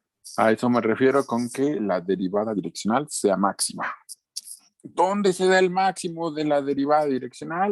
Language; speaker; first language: Spanish; native; Spanish